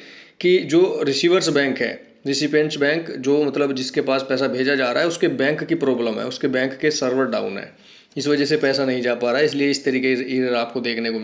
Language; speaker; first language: Hindi; native; Hindi